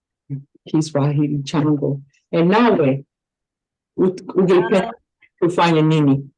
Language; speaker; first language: Swahili; non-native, learner; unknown